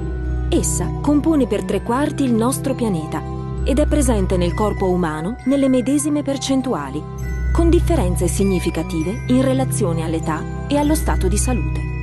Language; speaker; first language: Italian; native; Italian